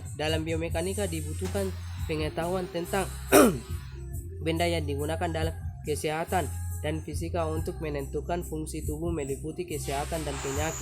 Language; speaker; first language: Indonesian; native; Indonesian